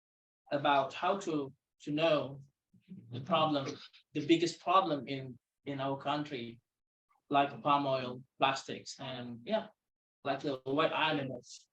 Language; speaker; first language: English; non-native, local second language; Indonesian